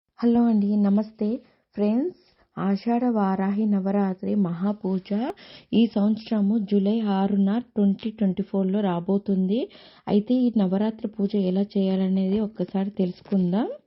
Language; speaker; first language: Telugu; native; Telugu